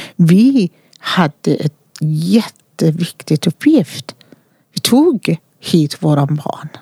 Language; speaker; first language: Swedish; non-native, fluent; Persian